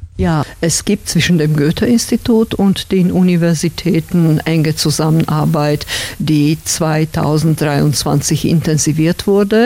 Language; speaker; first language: German; non-native, fluent; Slovak